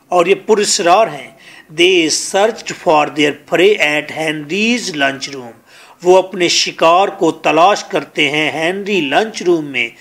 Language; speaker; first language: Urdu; non-native, local second language; Punjabi